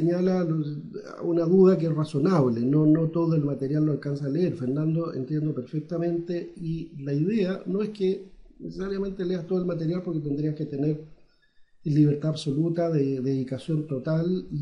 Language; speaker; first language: Spanish; native; Spanish